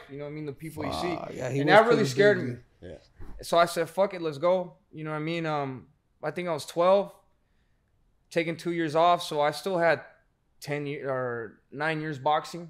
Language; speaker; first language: English; native; English